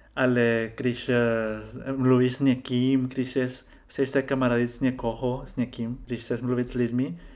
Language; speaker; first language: Czech; non-native, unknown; Spanish